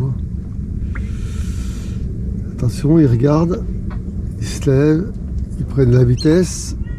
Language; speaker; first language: French; native; French